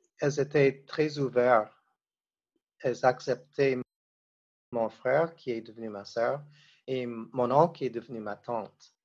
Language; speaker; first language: French; non-native, fluent; English